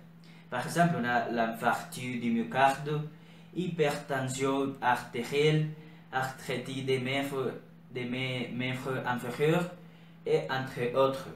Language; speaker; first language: French; non-native, learner; Spanish